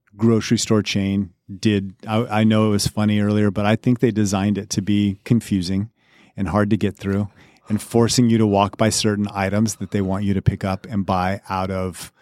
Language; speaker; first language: English; native; English